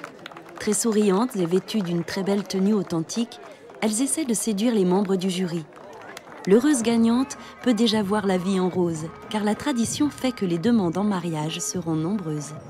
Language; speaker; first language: French; native; French